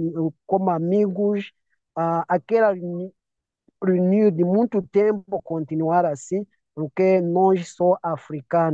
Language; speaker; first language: Portuguese; non-native, learner; Kinyarwanda